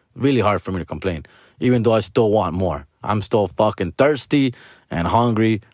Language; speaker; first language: English; early bilingual, other home language; Spanish